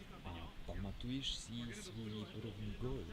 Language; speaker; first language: Czech; non-native, learner; English